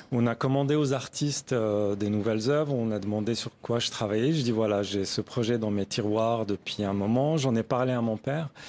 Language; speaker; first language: French; non-native, local second language; Arabic